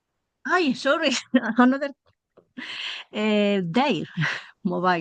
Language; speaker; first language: English; non-native, learner; Spanish